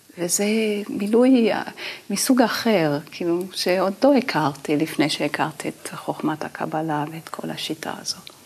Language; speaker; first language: Hebrew; non-native, fluent; Italian